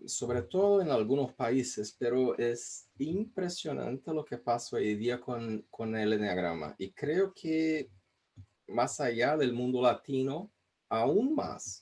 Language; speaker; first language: Spanish; non-native, fluent; Portuguese